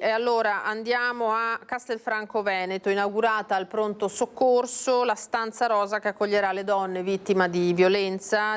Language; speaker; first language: Italian; native; Italian